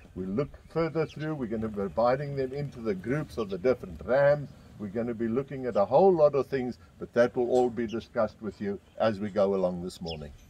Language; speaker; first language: English; non-native, local second language; Afrikaans